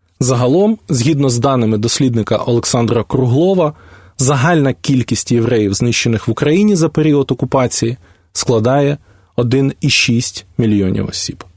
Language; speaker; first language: Ukrainian; native; Ukrainian